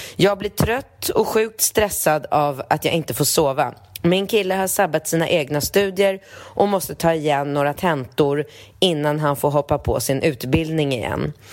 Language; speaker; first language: Swedish; early bilingual, other home language; Polish